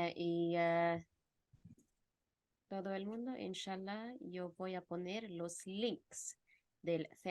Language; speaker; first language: Spanish; non-native, fluent; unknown